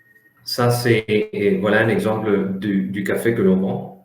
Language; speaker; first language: French; non-native, fluent; Spanish